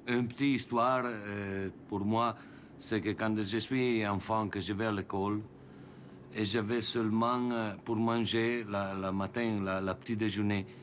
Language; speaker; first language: French; non-native, learner; Italian